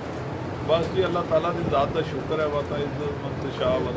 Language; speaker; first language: Hindi; non-native, local second language; Punjabi